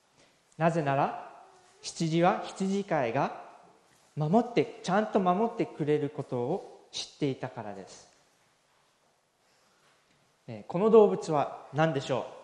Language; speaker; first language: Japanese; non-native, fluent; English